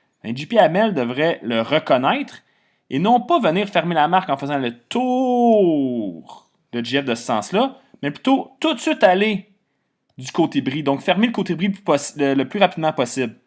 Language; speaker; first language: French; native; French